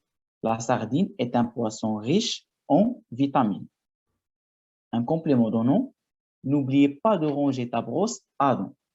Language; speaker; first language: French; non-native, fluent; Arabic